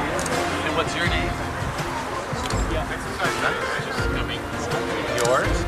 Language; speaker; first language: English; native; English